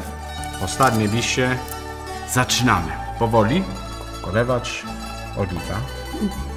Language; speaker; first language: Polish; non-native, learner; Italian